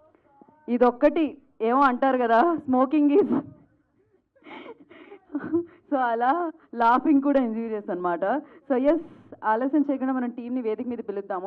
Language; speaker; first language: Telugu; native; Telugu